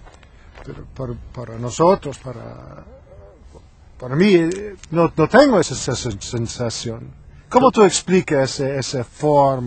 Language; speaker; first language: Spanish; non-native, learner; English